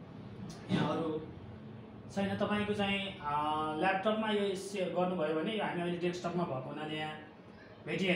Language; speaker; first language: Nepali; native; Nepali